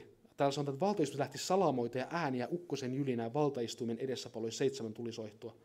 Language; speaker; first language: Finnish; native; Finnish